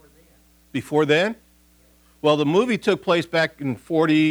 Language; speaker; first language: English; native; English